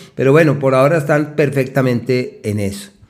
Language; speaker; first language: Spanish; native; Spanish